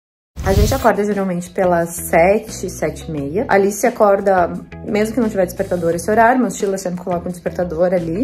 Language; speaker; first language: Portuguese; native; Portuguese